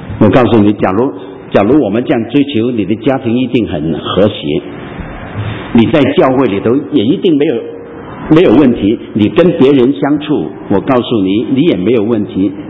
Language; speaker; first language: Chinese; non-native, local second language; Cantonese